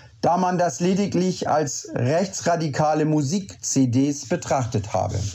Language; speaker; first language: German; native; German